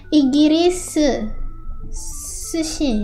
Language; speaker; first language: Japanese; non-native, learner; Indonesian